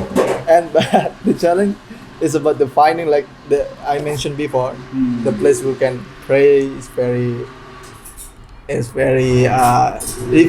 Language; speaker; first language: English; non-native, learner; Indonesian